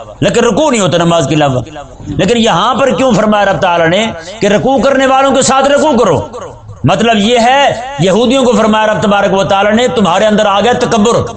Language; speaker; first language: Urdu; non-native, local second language; Punjabi